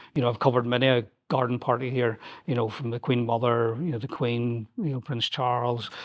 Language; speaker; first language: English; native; English